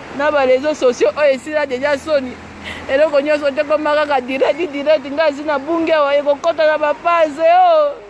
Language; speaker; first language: Lingala; native; Lingala